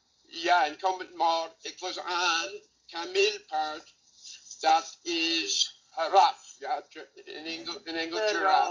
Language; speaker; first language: Dutch; non-native, learner; English